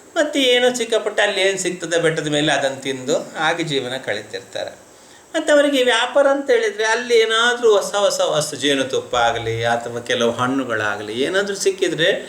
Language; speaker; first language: Kannada; non-native, local second language; Malayalam